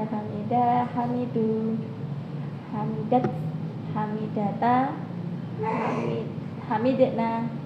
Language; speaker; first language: Arabic; non-native, learner; Indonesian